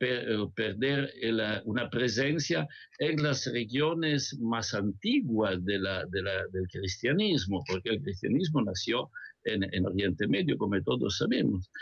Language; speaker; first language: Spanish; non-native, fluent; Italian